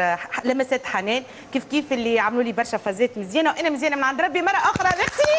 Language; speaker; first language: Arabic; native; Arabic